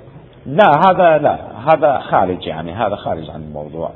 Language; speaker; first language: Arabic; native; Arabic